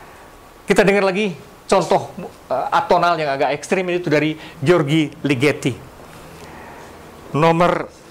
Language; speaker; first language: Indonesian; native; Indonesian